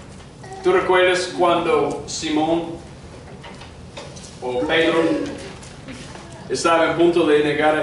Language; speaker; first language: Spanish; non-native, fluent; English